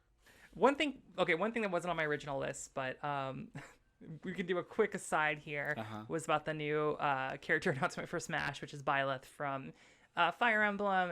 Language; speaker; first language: English; native; English